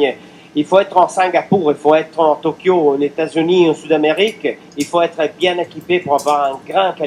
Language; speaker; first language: French; non-native, fluent; Italian